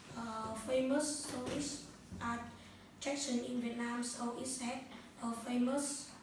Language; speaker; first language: English; non-native, learner; Vietnamese